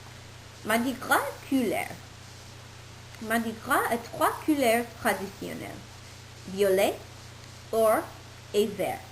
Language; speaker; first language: French; non-native, learner; English